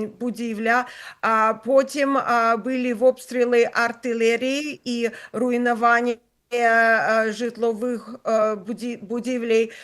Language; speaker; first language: Ukrainian; non-native, local second language; Russian